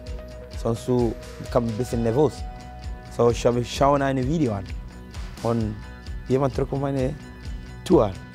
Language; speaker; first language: German; non-native, fluent; Akan